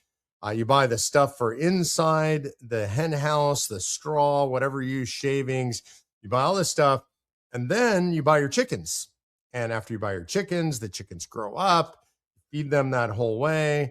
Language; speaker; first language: English; native; English